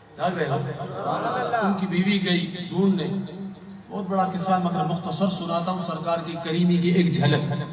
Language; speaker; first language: Urdu; non-native, local second language; Sindhi